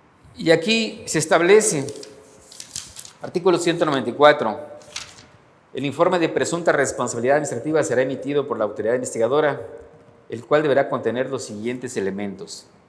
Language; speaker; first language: Spanish; native; Spanish